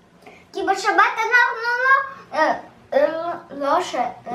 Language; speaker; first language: Hebrew; non-native, learner; Russian